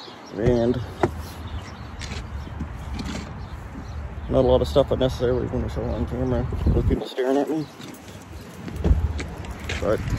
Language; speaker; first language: English; native; English